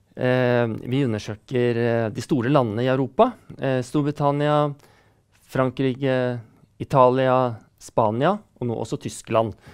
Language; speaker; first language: Norwegian; native; Norwegian